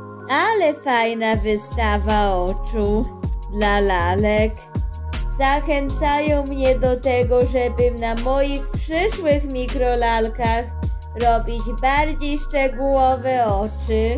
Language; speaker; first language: Polish; early bilingual, heritage; Polish